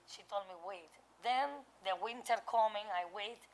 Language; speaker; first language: English; non-native, learner; Spanish